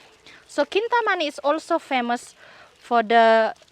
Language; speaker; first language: English; non-native, learner; Indonesian